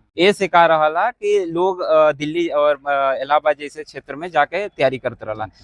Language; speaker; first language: Bhojpuri; native; Bhojpuri